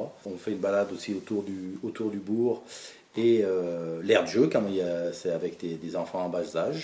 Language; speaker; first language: French; native; French